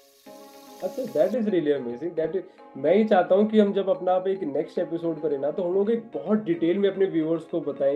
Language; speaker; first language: Hindi; native; Hindi